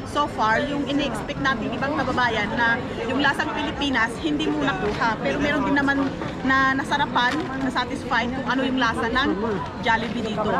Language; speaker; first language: Filipino; non-native, local second language; Iloko